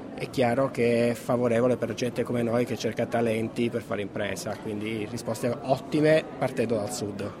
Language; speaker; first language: Italian; native; Italian